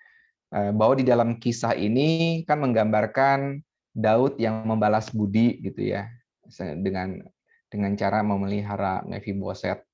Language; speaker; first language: Indonesian; native; Indonesian